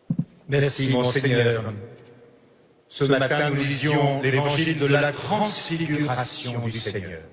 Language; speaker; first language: French; native; French